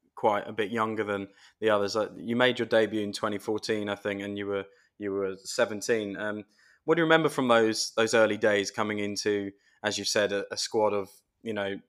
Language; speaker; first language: English; native; English